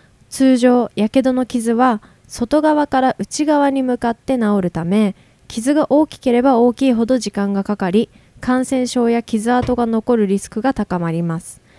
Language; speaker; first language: Japanese; native; Japanese